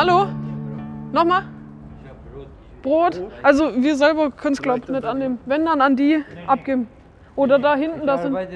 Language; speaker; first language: German; native; German